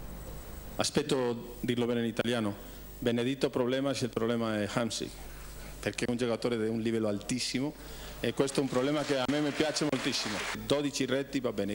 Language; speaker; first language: Italian; non-native, fluent; Spanish